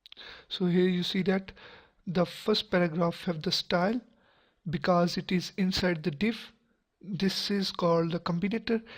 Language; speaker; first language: English; non-native, local second language; Urdu